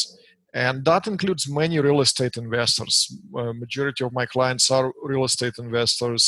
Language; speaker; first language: English; non-native, fluent; Russian